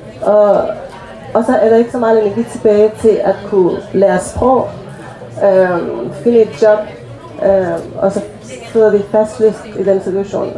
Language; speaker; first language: Danish; early bilingual, other home language; Persian